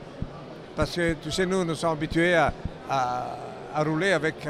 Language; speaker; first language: French; non-native, learner; Italian